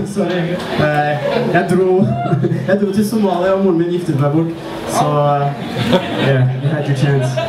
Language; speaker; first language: Norwegian; early bilingual, other home language; Somali